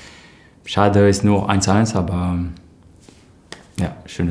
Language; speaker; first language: German; non-native, learner; French